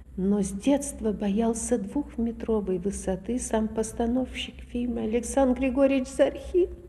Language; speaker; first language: Russian; native; Russian